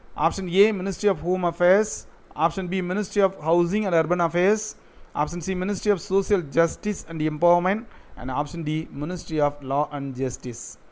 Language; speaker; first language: English; non-native, local second language; Tamil